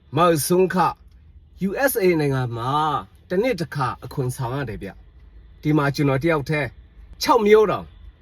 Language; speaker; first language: Burmese; non-native, local second language; Shan